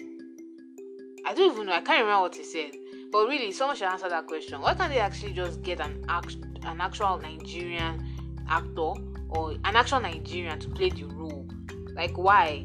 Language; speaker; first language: English; non-native, local second language; Yoruba